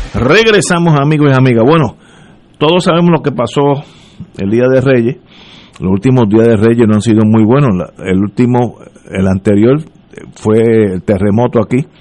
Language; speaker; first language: Spanish; early bilingual, heritage; Spanish